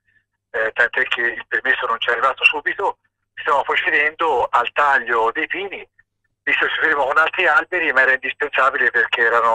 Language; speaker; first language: Italian; native; Italian